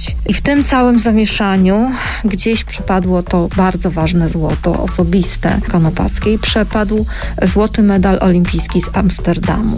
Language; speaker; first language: Polish; native; Polish